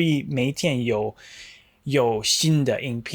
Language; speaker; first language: Chinese; non-native, learner; English